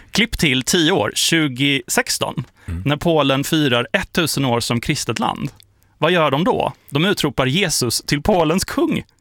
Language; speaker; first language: Swedish; early bilingual, other home language; Polish